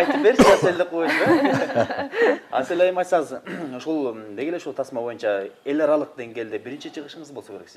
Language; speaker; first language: Kyrgyz; native; Kyrgyz